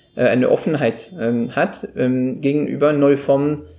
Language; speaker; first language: German; non-native, fluent; French